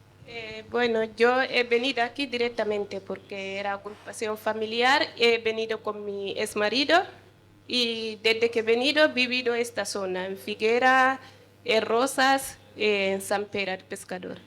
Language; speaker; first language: Spanish; non-native, learner; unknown